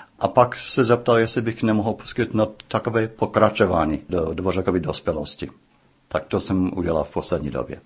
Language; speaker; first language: Czech; non-native, fluent; English